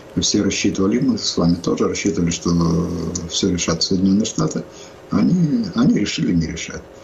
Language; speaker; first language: Russian; non-native, local second language; Ukrainian